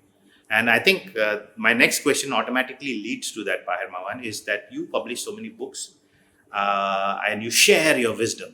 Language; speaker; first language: English; non-native, fluent; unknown